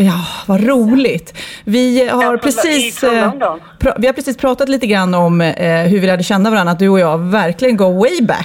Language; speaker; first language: Swedish; native; Swedish